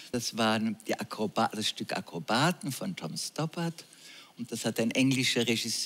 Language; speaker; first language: German; native; German